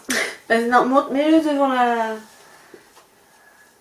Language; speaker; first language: French; native; French